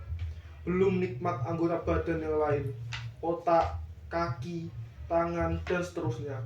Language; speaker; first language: Indonesian; native; Indonesian